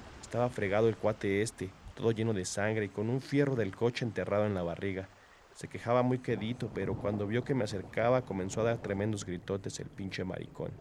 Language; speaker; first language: Spanish; native; Spanish